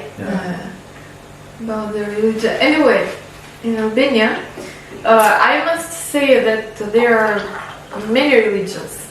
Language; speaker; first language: English; non-native, fluent; Albanian